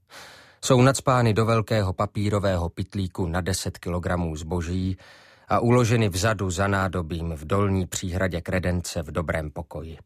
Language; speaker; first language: Czech; native; Czech